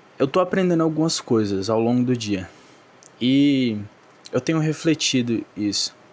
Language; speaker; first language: Portuguese; native; Portuguese